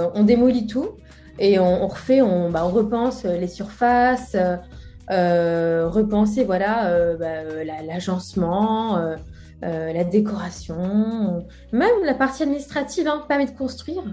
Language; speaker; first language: French; native; French